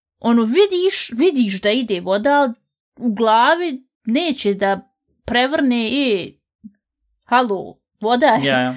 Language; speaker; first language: Bosnian; native; Bosnian